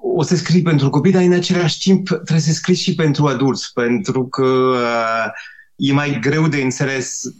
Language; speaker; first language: Romanian; non-native, fluent; French